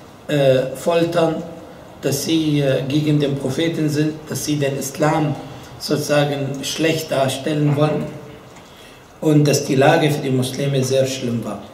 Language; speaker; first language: German; non-native, fluent; Arabic